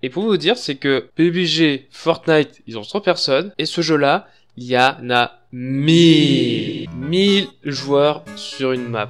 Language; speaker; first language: French; native; French